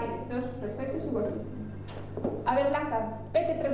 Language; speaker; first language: Spanish; native; Spanish